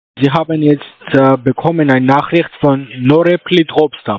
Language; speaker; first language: German; non-native, learner; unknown